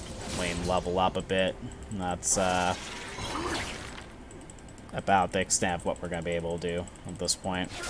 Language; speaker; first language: English; native; English